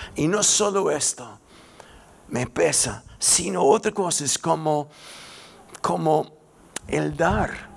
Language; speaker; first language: Spanish; non-native, fluent; English